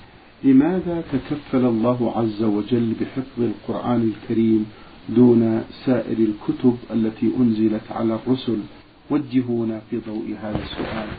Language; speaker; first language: Arabic; native; Arabic